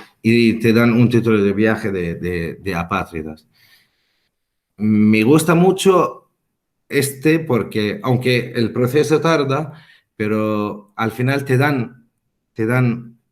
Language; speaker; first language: Spanish; non-native, fluent; Arabic